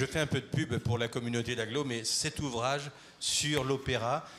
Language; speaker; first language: French; native; French